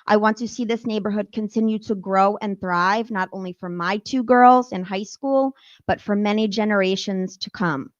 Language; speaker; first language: English; native; English